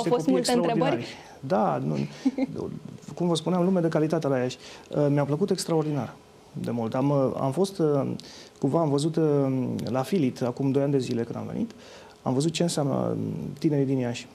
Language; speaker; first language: Romanian; native; Romanian